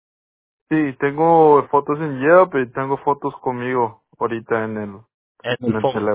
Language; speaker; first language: Spanish; early bilingual, heritage; Spanish